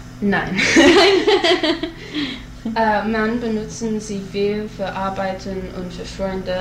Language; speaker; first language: German; non-native, learner; English